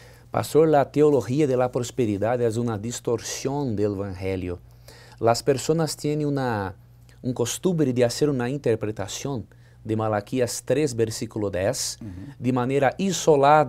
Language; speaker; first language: Spanish; non-native, learner; Portuguese